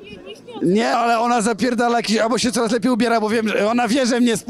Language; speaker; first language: Polish; native; Polish